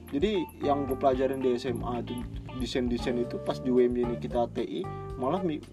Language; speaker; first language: Indonesian; native; Indonesian